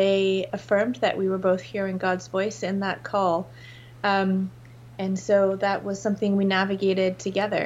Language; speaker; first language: English; native; English